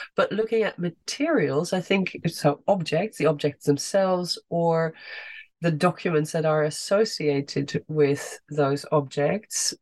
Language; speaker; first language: English; non-native, fluent; Dutch